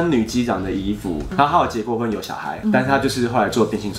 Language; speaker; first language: Chinese; native; Chinese